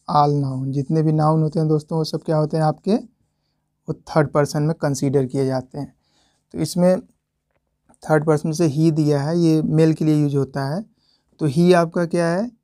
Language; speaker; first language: Hindi; native; Hindi